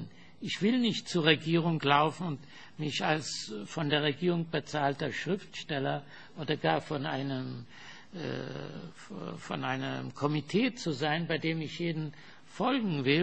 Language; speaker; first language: German; non-native, fluent; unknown